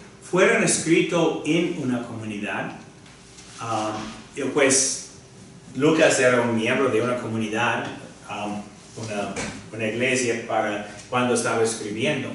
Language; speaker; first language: Spanish; non-native, fluent; English